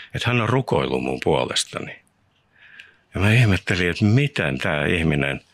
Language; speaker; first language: Finnish; native; Finnish